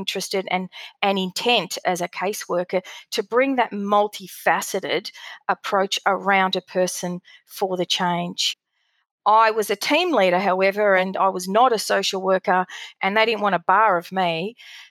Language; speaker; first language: English; early bilingual, other home language; Greek